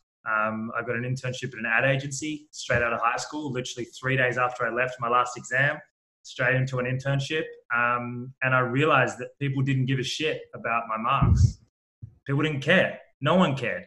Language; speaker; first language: English; native; English